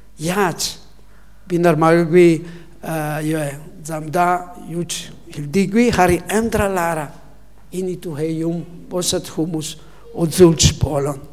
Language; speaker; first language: Mongolian; non-native, learner; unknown